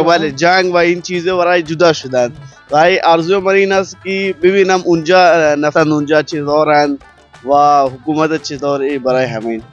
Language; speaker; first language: Persian; non-native, learner; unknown